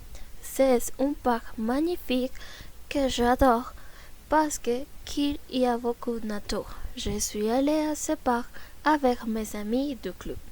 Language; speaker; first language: French; non-native, learner; Spanish